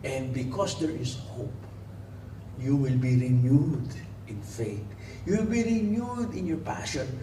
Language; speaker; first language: English; non-native, local second language; Filipino